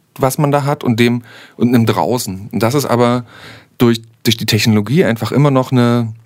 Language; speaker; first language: German; native; German